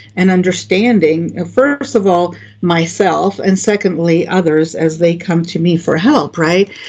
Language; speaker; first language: English; non-native, fluent; Greek